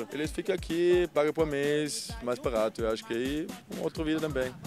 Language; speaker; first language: Portuguese; non-native, fluent; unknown